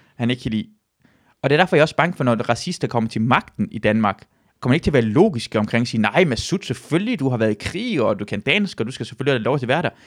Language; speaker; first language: Danish; early bilingual, other home language; Persian